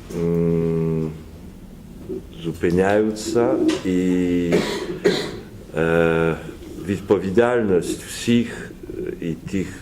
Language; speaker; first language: Ukrainian; non-native, learner; Polish